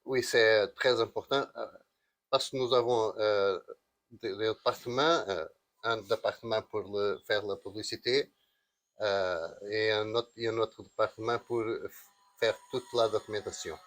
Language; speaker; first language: French; non-native, learner; Portuguese